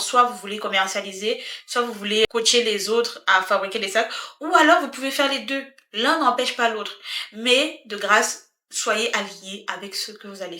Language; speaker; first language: French; native; French